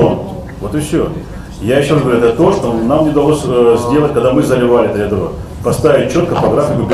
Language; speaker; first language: Russian; native; Russian